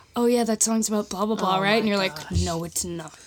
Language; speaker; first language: English; native; English